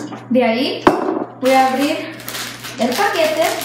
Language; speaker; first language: Spanish; early bilingual, heritage; Spanish